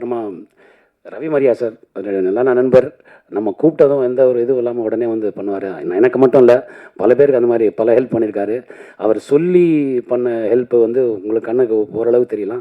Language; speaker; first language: Tamil; native; Tamil